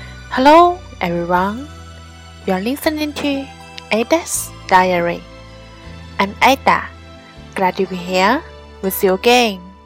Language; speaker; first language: English; non-native, learner; Chinese